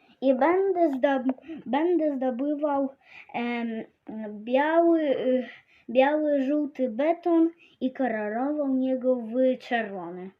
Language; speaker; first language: Polish; non-native, learner; Russian